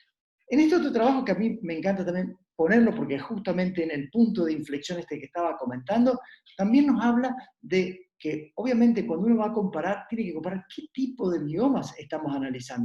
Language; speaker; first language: Spanish; native; Spanish